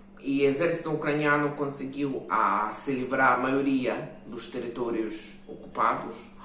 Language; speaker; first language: Portuguese; non-native, fluent; Ukrainian